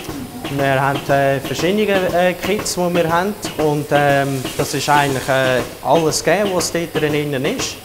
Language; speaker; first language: German; early bilingual, heritage; German